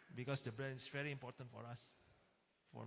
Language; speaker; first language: English; non-native, learner; Indonesian